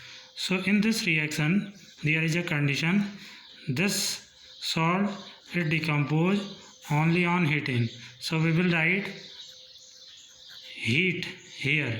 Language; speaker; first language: English; non-native, local second language; Hindi